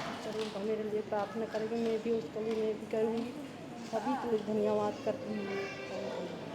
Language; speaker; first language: Hindi; non-native, local second language; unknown